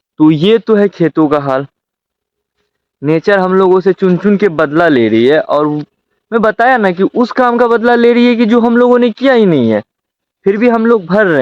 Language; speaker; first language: Hindi; native; Hindi